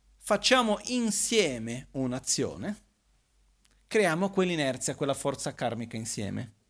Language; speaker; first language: Italian; non-native, fluent; Portuguese